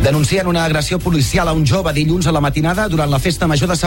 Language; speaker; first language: Catalan; native; Catalan